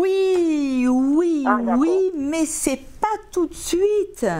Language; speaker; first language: French; native; French